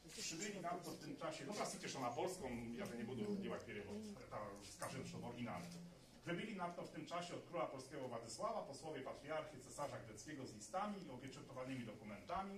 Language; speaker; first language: Polish; non-native, learner; Russian